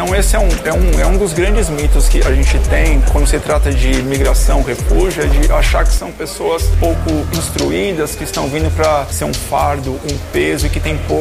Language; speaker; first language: Portuguese; native; Portuguese